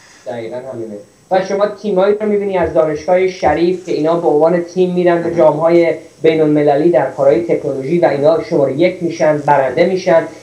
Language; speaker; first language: Persian; early bilingual, heritage; Persian